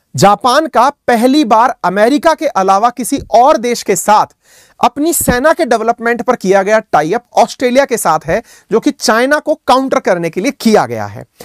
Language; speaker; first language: Hindi; native; Hindi